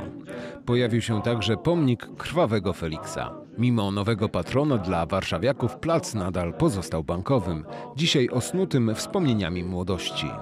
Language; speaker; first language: Polish; native; Polish